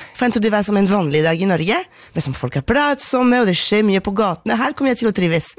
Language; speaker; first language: Norwegian; non-native, fluent; French